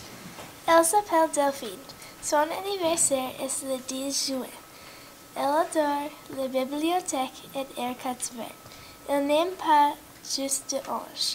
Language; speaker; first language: French; non-native, learner; English